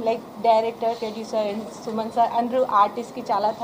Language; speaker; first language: Telugu; non-native, learner; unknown